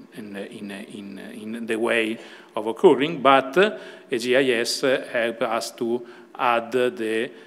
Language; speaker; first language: English; non-native, fluent; Italian